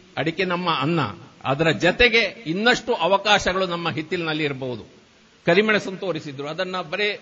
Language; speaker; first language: Kannada; native; Kannada